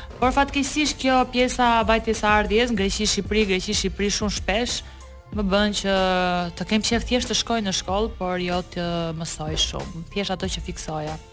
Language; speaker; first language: Albanian; early bilingual, heritage; Albanian